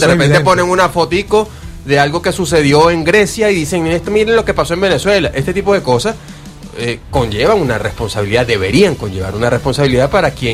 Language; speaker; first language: Spanish; native; Spanish